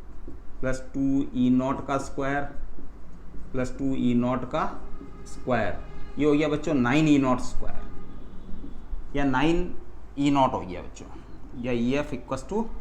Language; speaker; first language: Hindi; native; Hindi